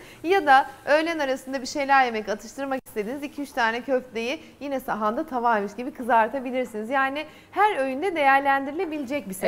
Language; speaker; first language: Turkish; native; Turkish